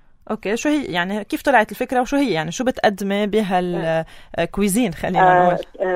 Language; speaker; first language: Arabic; native; Arabic